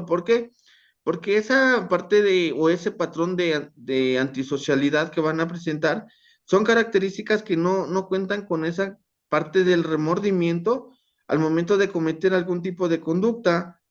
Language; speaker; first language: Spanish; native; Spanish